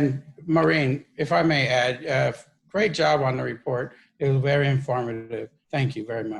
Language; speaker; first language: English; native; English